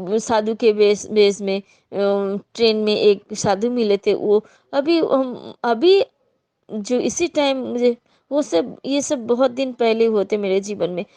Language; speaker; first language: Hindi; non-native, local second language; Bangla